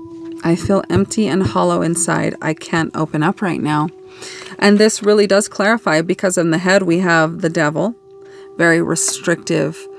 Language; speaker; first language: English; native; English